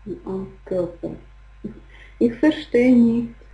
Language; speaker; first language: German; non-native, learner; Russian